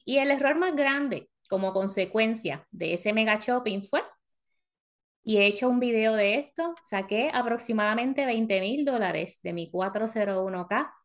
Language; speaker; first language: Spanish; early bilingual, heritage; Spanish